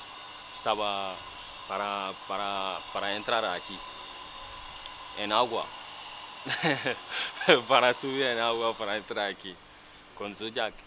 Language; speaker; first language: Spanish; non-native, learner; Bambara